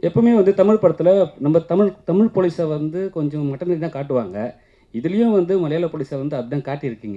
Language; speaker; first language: Tamil; native; Tamil